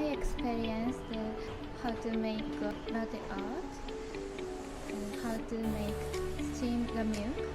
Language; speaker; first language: English; non-native, learner; Japanese